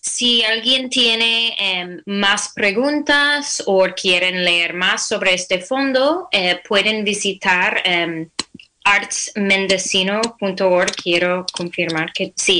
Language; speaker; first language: Spanish; non-native, fluent; English